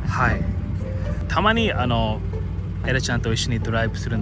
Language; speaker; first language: Japanese; non-native, fluent; English